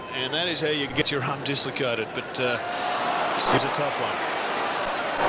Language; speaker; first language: English; native; English